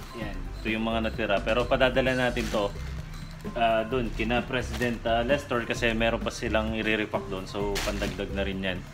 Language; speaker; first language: Filipino; native; Filipino